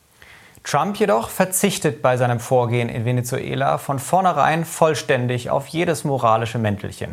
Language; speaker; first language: German; native; German